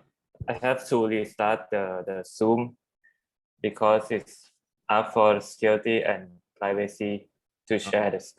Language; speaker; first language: English; non-native, learner; Thai